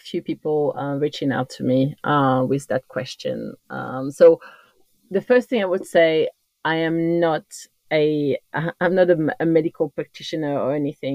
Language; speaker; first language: English; non-native, fluent; French